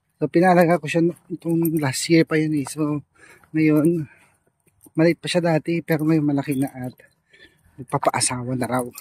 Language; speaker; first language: Filipino; non-native, local second language; Iloko